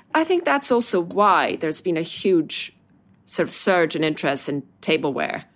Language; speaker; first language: English; non-native, fluent; Italian